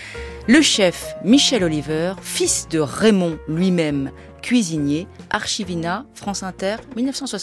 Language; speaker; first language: French; native; French